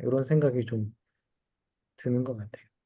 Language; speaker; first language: Korean; native; Korean